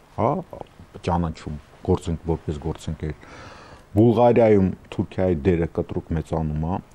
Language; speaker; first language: Armenian; native; Armenian